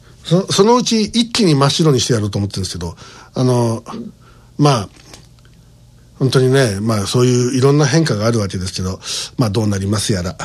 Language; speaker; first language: Japanese; native; Japanese